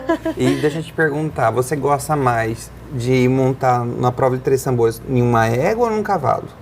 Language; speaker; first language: Portuguese; native; Portuguese